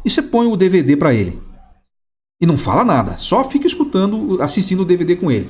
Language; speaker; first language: Portuguese; native; Portuguese